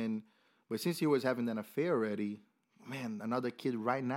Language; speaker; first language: English; non-native, fluent; Portuguese